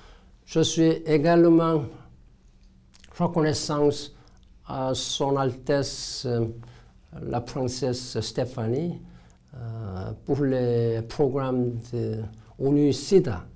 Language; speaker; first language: French; non-native, learner; Korean